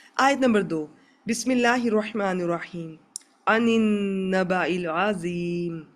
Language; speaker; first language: Urdu; native; Urdu